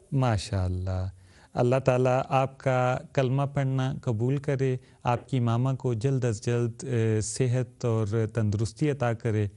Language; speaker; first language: Urdu; native; Urdu